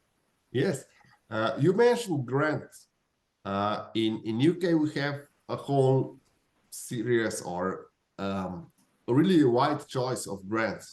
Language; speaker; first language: English; non-native, fluent; Slovenian